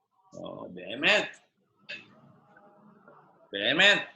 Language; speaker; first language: Hebrew; non-native, fluent; Indonesian